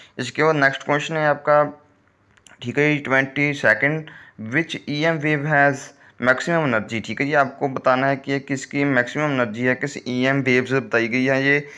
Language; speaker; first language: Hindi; non-native, local second language; Punjabi